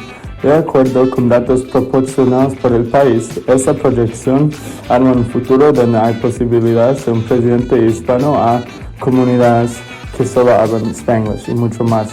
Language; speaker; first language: Spanish; non-native, learner; English